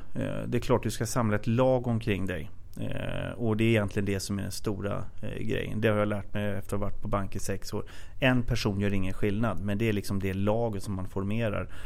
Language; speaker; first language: Swedish; native; Swedish